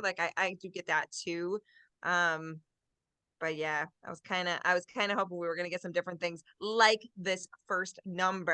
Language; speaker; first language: English; native; English